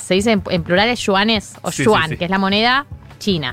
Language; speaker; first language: Spanish; native; Spanish